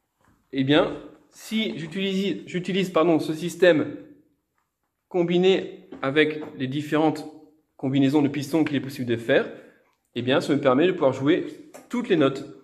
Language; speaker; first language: French; native; French